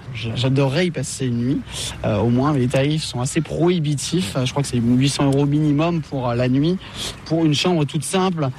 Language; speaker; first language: French; native; French